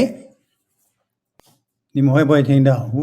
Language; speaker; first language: Chinese; non-native, fluent; English